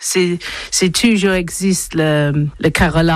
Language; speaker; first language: French; non-native, learner; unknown